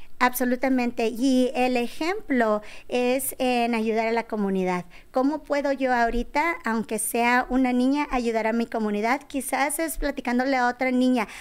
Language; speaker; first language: Spanish; early bilingual, heritage; Spanish